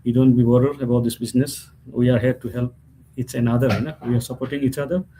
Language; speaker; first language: English; non-native, local second language; Nepali